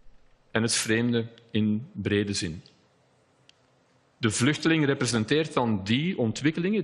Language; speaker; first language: Dutch; native; Dutch